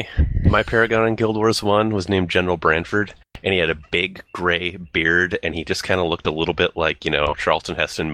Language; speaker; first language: English; native; English